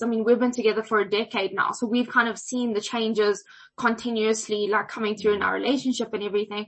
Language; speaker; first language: English; native; English